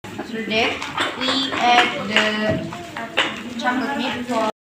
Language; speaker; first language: English; non-native, learner; Indonesian